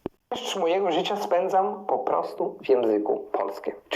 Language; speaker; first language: Polish; non-native, fluent; Italian